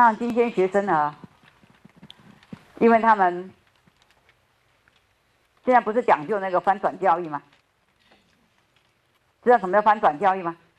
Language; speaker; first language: Chinese; native; Chinese